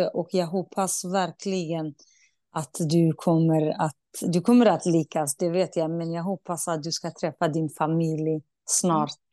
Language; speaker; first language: Swedish; non-native, fluent; Kurdish